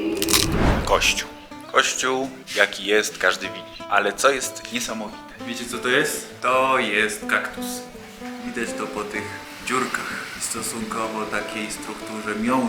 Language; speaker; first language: Polish; native; Polish